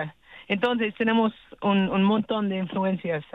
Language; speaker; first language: Spanish; non-native, learner; English